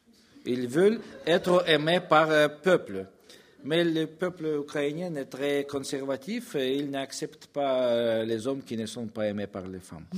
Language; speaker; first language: French; non-native, fluent; Russian